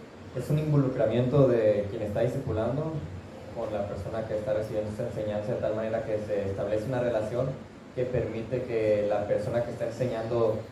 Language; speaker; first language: Spanish; native; Spanish